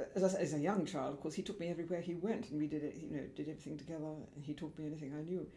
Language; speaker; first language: English; native; English